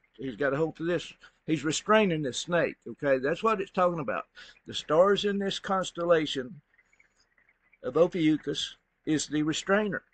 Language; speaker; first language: English; native; English